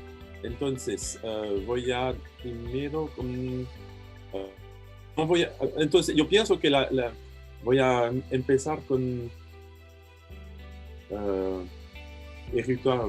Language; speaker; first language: Spanish; non-native, fluent; French